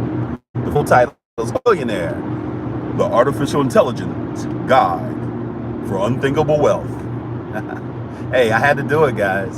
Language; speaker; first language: English; native; English